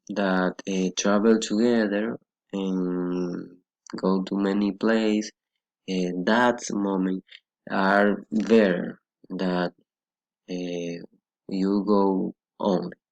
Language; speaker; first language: English; non-native, learner; Spanish